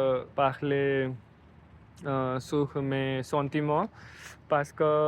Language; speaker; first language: French; non-native, learner; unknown